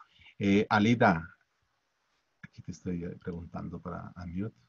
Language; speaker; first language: Spanish; native; Spanish